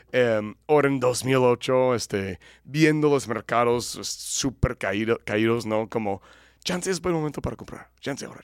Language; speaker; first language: Spanish; non-native, fluent; English